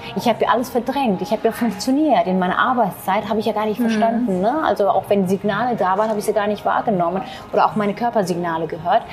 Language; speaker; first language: German; non-native, fluent; Turkish